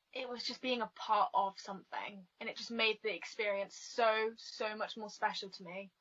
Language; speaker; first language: English; native; English